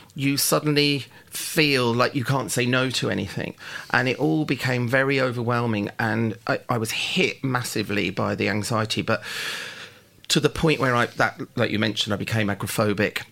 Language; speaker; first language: English; native; English